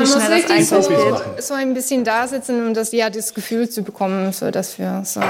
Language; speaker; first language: German; non-native, learner; English